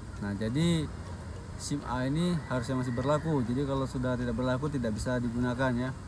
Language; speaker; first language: Indonesian; native; Indonesian